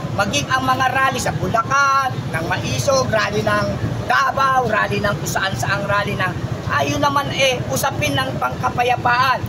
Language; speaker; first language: Filipino; native; Filipino